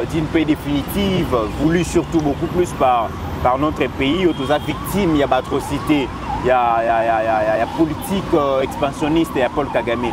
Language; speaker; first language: French; non-native, local second language; Lingala